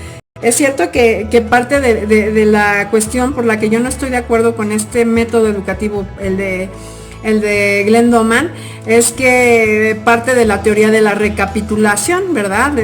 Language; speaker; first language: Spanish; native; Spanish